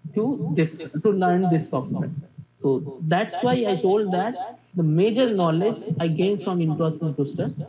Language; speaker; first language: English; non-native, local second language; Bangla